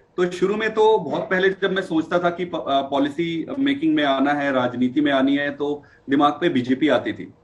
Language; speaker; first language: Hindi; native; Hindi